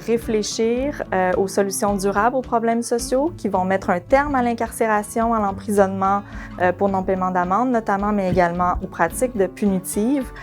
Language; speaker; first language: French; native; French